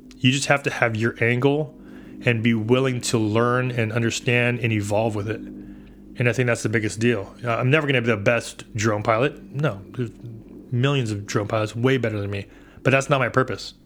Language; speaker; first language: English; native; English